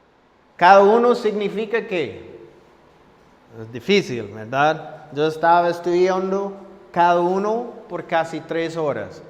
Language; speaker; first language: Spanish; non-native, fluent; English